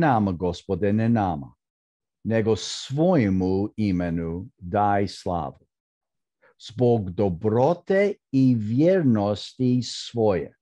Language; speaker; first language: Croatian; early bilingual, heritage; Croatian